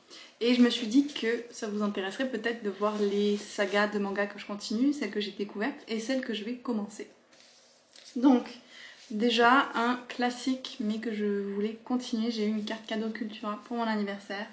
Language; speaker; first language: French; native; French